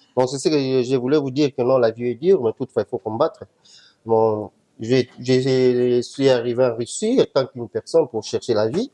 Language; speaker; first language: French; non-native, local second language; Lingala